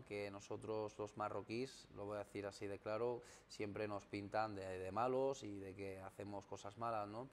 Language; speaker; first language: Spanish; early bilingual, other home language; Arabic